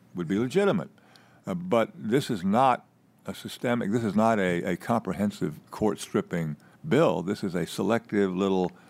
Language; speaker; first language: English; native; English